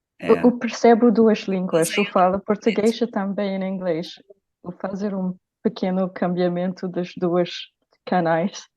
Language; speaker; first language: Portuguese; non-native, learner; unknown